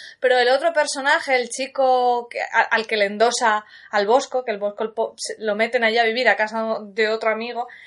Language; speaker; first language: Spanish; native; Spanish